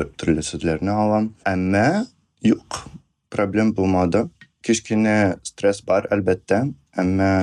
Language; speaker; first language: Tatar; non-native, fluent; Russian